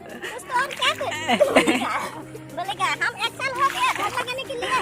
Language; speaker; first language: Hindi; non-native, learner; Bodo